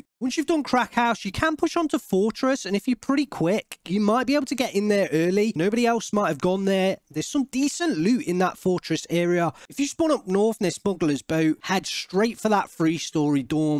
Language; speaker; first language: English; native; English